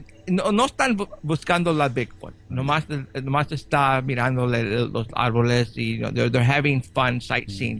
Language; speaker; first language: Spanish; early bilingual, heritage; Spanish